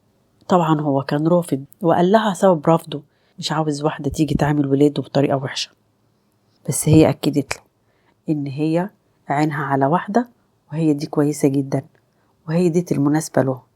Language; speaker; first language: Arabic; native; Arabic